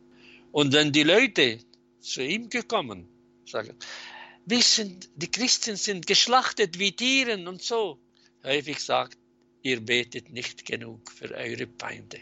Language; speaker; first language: German; non-native, fluent; Arabic